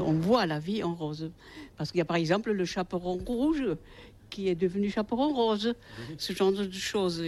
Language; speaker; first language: French; native; French